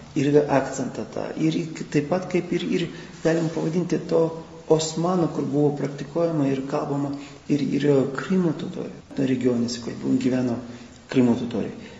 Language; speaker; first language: Lithuanian; non-native, local second language; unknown